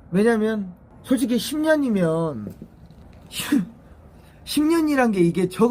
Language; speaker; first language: Korean; native; Korean